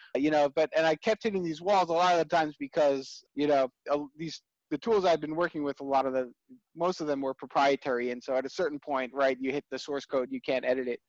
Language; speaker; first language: English; native; English